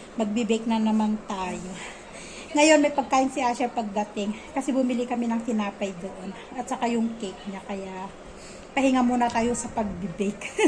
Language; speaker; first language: Filipino; native; Filipino